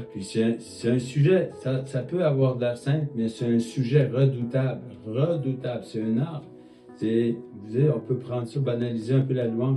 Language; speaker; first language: French; native; French